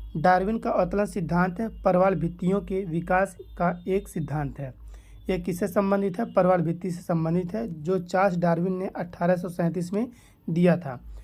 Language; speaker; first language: Hindi; native; Hindi